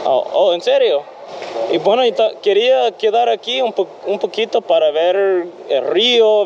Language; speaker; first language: Spanish; non-native, learner; English